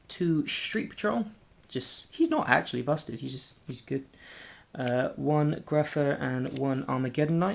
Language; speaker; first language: English; native; English